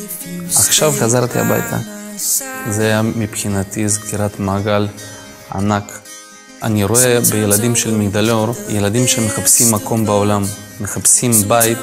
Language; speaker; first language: Hebrew; non-native, fluent; Russian